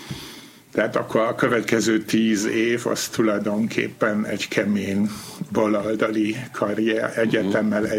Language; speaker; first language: Hungarian; non-native, fluent; German